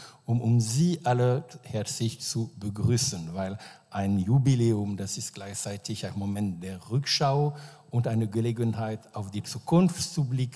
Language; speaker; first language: German; non-native, fluent; French